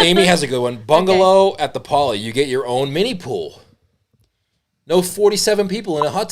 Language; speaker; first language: English; native; English